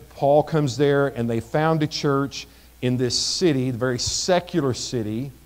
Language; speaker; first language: English; native; English